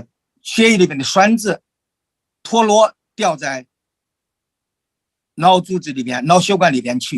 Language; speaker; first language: Chinese; native; Chinese